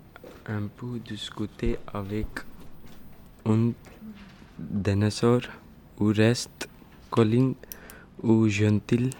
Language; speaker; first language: French; non-native, learner; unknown